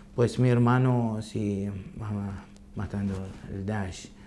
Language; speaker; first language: Spanish; non-native, learner; Arabic